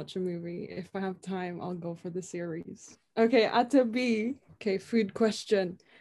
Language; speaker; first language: English; non-native, local second language; Hiligaynon